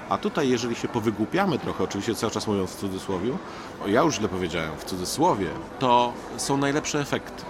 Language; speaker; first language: Polish; native; Polish